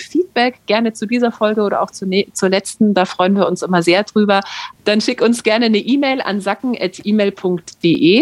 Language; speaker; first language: German; native; German